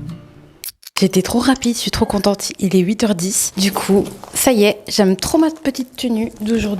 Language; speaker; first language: French; native; French